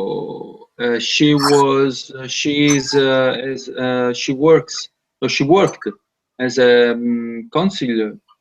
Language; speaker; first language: English; non-native, learner; Italian